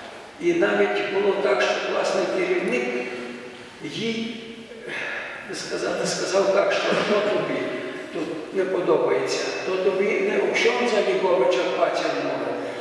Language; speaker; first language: Ukrainian; native; Ukrainian